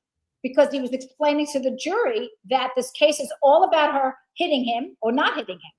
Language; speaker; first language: English; native; English